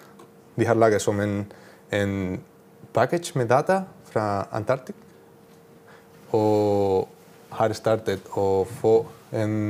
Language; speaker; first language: Norwegian; non-native, learner; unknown